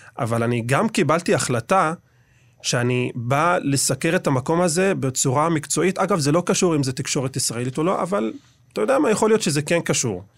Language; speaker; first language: Hebrew; non-native, local second language; Arabic